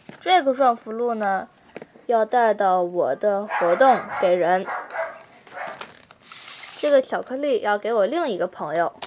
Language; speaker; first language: Chinese; early bilingual, heritage; English